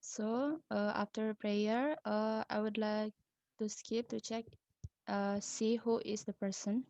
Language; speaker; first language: English; non-native, learner; Indonesian